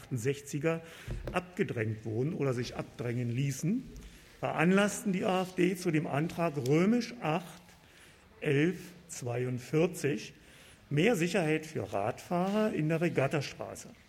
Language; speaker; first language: German; native; German